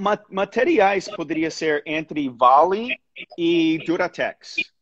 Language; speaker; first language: Portuguese; non-native, fluent; English